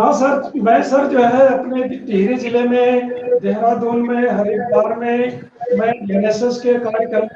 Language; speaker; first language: Hindi; native; Hindi